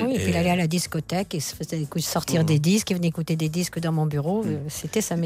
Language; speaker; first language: French; native; French